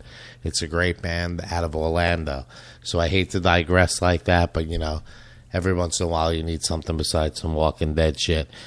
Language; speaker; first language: English; native; English